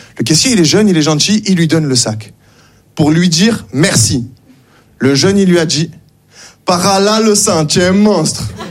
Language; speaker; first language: French; native; French